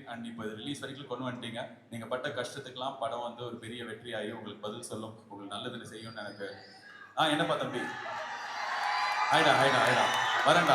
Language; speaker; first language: Tamil; native; Tamil